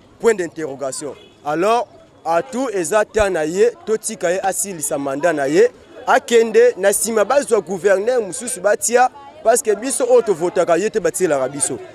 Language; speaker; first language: Lingala; non-native, local second language; Kongo